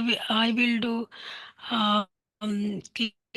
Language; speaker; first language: English; non-native, learner; Hindi